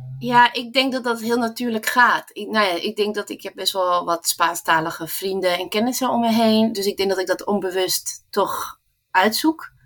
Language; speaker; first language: Dutch; early bilingual, heritage; Dutch